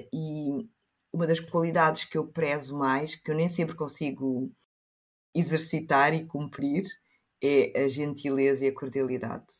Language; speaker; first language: Portuguese; early bilingual, other home language; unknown